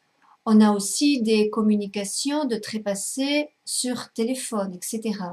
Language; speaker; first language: French; native; French